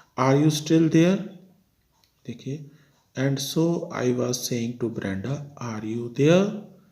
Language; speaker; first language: Hindi; native; Hindi